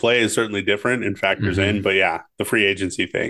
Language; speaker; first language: English; native; English